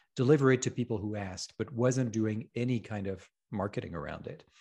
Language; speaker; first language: English; non-native, fluent; French